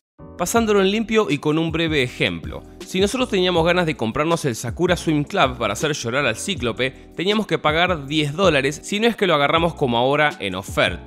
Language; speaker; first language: Spanish; native; Spanish